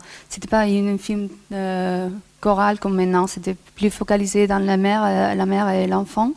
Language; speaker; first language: French; non-native, fluent; Spanish